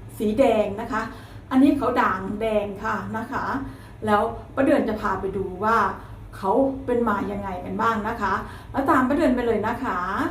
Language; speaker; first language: Thai; native; Thai